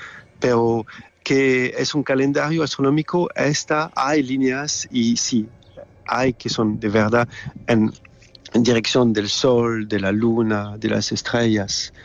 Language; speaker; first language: Spanish; non-native, learner; French